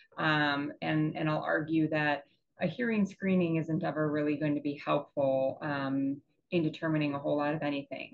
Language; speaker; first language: English; native; English